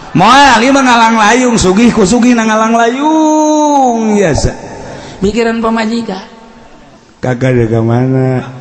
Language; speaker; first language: Sundanese; native; Sundanese